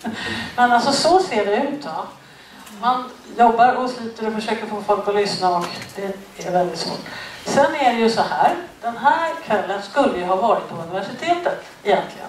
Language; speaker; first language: Swedish; native; Swedish